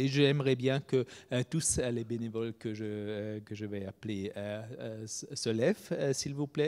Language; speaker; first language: French; non-native, fluent; German